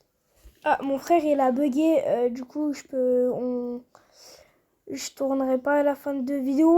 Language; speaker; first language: French; native; French